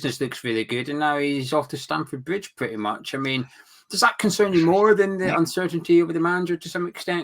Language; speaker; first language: English; native; English